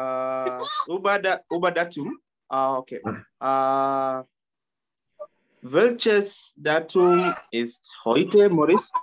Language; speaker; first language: German; non-native, learner; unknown